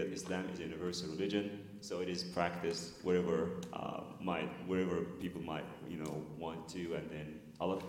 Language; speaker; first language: English; non-native, fluent; Arabic